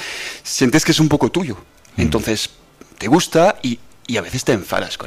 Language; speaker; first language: Spanish; non-native, fluent; French